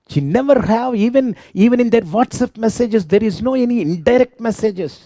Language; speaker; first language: English; non-native, local second language; Telugu